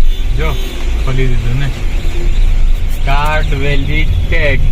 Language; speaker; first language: Gujarati; non-native, local second language; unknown